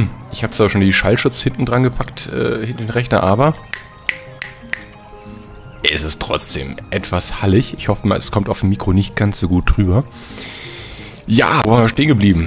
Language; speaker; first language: German; native; German